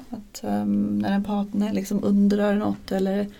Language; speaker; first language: Swedish; non-native, fluent; German